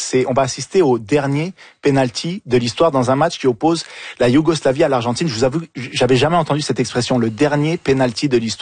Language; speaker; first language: French; native; French